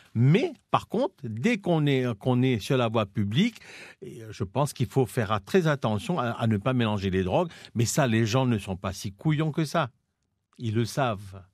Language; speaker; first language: French; non-native, local second language; Morisyen